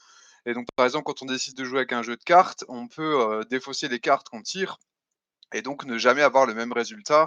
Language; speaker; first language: French; native; French